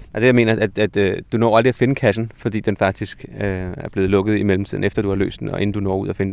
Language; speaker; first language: Danish; native; Danish